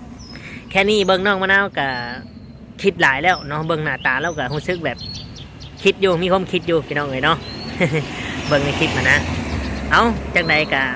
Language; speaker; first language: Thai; non-native, local second language; Lao